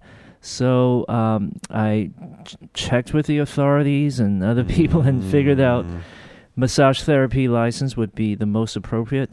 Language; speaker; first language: English; non-native, local second language; Korean